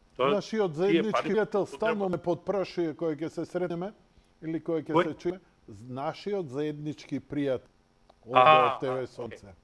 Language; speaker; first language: Macedonian; native; Macedonian